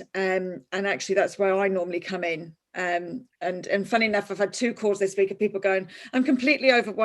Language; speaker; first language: English; native; English